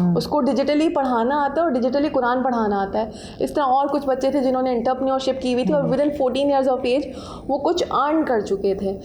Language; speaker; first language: Urdu; native; Urdu